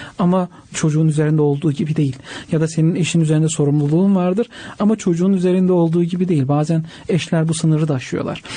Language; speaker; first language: Turkish; native; Turkish